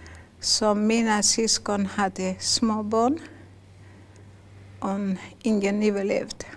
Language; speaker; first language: Swedish; non-native, fluent; Polish